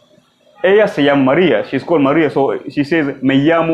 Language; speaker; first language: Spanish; non-native, fluent; Swahili